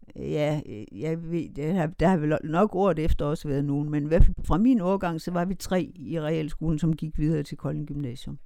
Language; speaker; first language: Danish; native; Danish